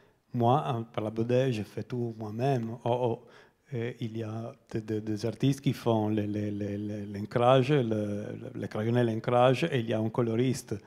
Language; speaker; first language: French; non-native, learner; Italian